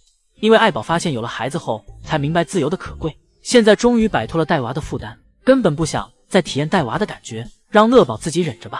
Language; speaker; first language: Chinese; native; Chinese